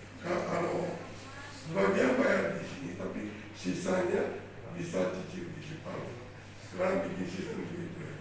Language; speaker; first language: Indonesian; non-native, fluent; Japanese